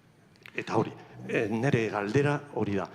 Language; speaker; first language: Basque; non-native, learner; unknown